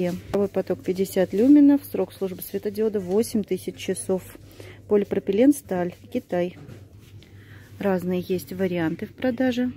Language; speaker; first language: Russian; native; Russian